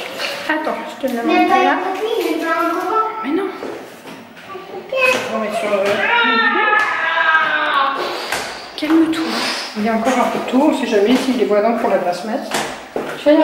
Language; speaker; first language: French; native; French